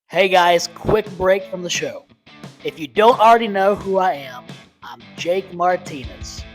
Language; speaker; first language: English; native; English